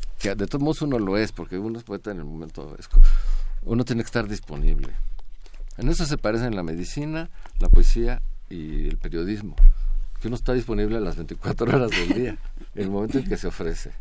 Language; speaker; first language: Spanish; native; Spanish